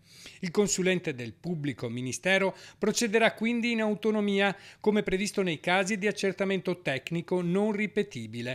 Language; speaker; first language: Italian; native; Italian